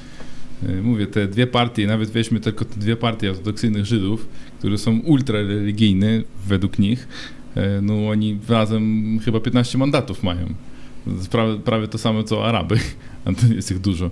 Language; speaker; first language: Polish; non-native, fluent; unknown